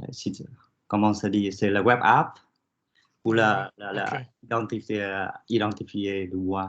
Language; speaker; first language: French; non-native, learner; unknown